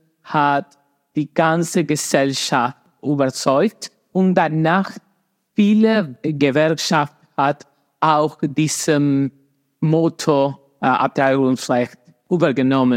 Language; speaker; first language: German; non-native, fluent; Spanish